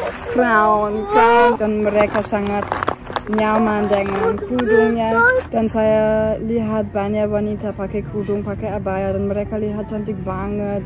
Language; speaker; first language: Indonesian; non-native, fluent; German